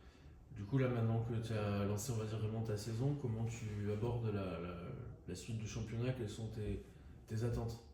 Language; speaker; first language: French; native; French